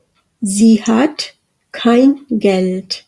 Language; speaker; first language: German; non-native, fluent; Urdu